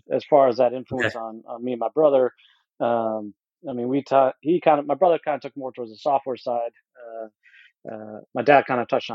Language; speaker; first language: English; native; English